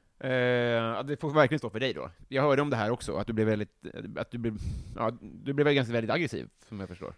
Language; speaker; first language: Swedish; native; Swedish